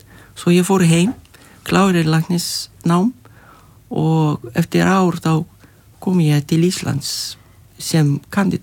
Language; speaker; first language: Icelandic; non-native, learner; Lithuanian